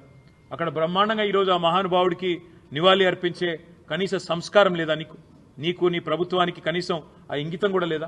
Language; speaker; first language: Telugu; native; Telugu